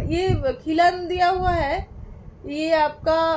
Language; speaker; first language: Hindi; non-native, local second language; Bangla